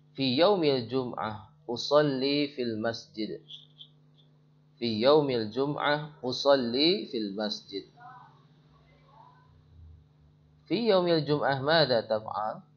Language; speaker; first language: Arabic; non-native, fluent; Indonesian